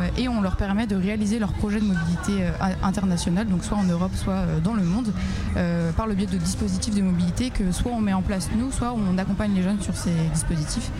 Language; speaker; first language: French; native; French